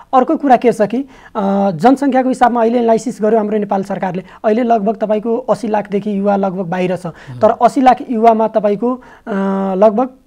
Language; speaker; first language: Nepali; non-native, local second language; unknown